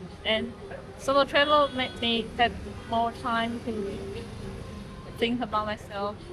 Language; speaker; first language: English; non-native, learner; Chinese